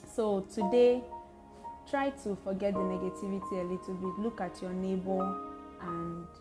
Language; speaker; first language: English; non-native, local second language; Igbo